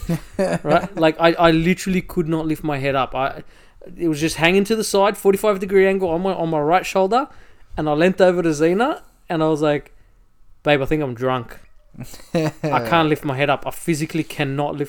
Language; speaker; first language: English; native; English